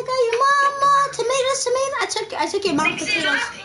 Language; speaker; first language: English; native; English